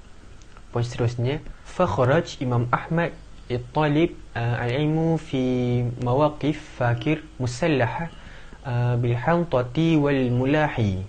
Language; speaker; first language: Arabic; non-native, learner; Malay